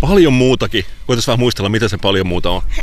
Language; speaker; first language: Finnish; native; Finnish